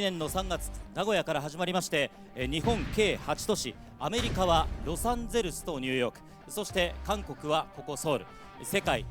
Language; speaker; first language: Japanese; native; Japanese